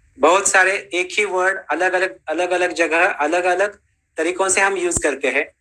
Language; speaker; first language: Hindi; non-native, local second language; Marathi